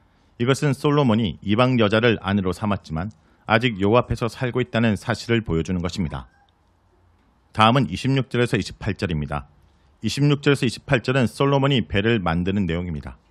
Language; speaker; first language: Korean; native; Korean